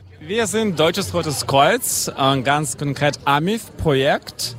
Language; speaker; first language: German; non-native, fluent; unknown